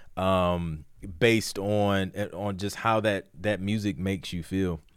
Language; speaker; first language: English; native; English